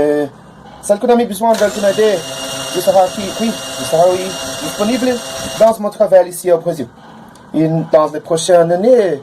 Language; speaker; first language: French; non-native, learner; Portuguese